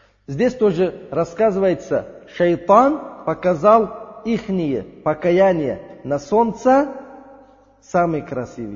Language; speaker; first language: Russian; non-native, learner; Uzbek